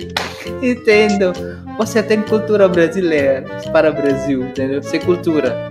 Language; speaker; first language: Portuguese; non-native, learner; Indonesian